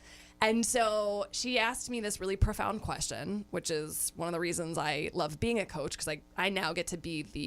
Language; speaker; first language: English; native; English